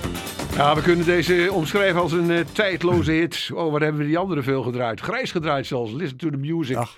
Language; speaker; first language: Dutch; native; Dutch